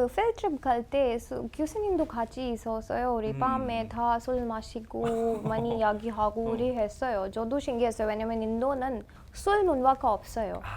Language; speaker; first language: Korean; non-native, learner; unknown